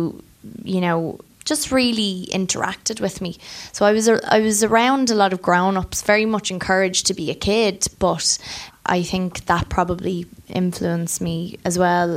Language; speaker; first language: English; native; English